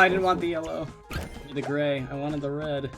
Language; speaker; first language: English; native; English